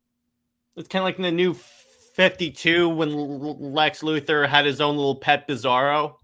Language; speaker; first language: English; native; English